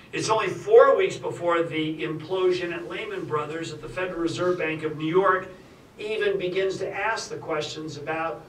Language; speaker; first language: English; native; English